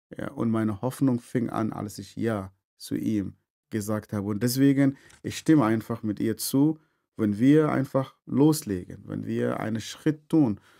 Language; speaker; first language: German; non-native, fluent; Arabic